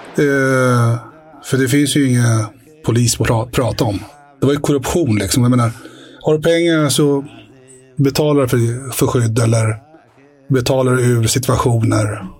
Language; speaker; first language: Swedish; early bilingual, other home language; Arabic